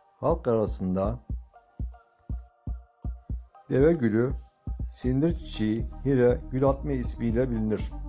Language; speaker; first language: Turkish; native; Turkish